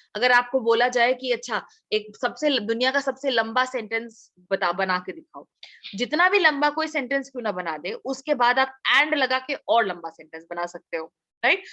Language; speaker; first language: Hindi; non-native, local second language; Assamese